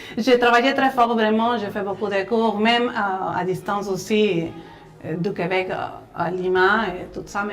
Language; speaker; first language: French; non-native, fluent; Spanish